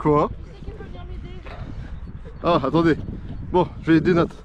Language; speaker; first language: French; native; French